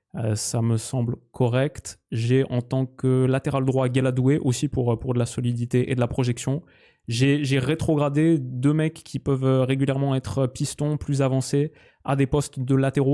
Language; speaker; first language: French; native; French